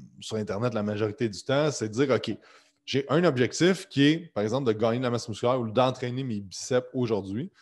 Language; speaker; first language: French; native; French